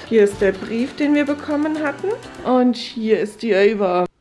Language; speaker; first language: German; native; German